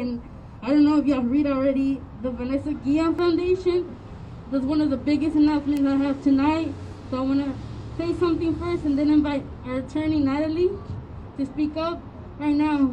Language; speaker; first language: English; early bilingual, other home language; Spanish